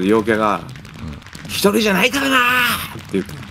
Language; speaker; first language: Japanese; native; Japanese